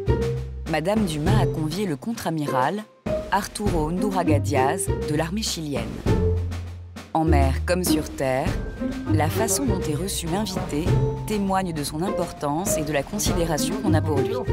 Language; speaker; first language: French; native; French